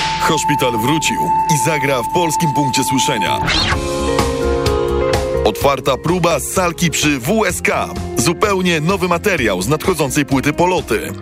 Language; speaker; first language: Polish; native; Polish